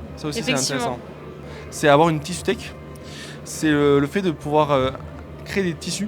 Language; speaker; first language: French; native; French